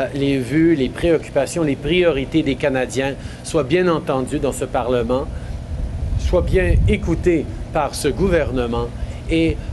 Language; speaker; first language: French; native; French